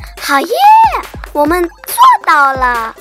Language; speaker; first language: Chinese; early bilingual, heritage; Chinese